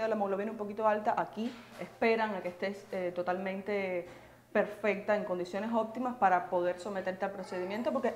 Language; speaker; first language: Spanish; native; Spanish